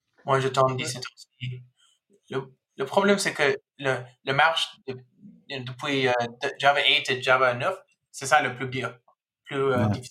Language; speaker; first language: French; non-native, fluent; English